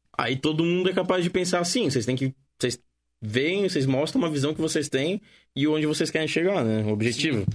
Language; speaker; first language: Portuguese; native; Portuguese